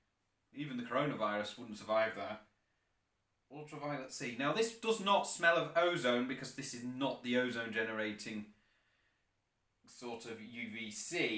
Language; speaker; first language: English; native; English